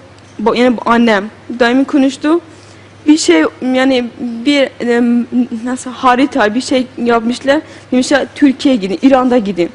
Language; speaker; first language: Turkish; non-native, learner; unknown